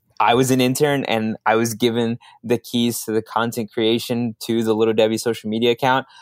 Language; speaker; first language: English; early bilingual, other home language; Spanish